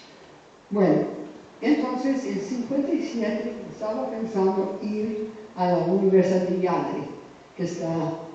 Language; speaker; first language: Spanish; non-native, fluent; English